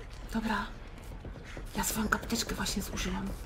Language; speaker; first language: Polish; native; Polish